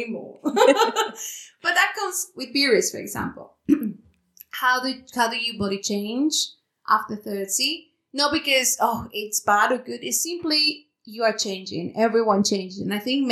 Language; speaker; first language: English; non-native, fluent; Spanish